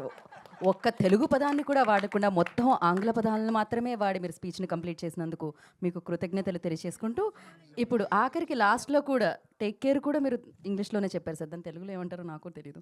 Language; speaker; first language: Telugu; native; Telugu